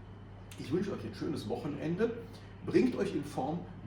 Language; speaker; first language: German; native; German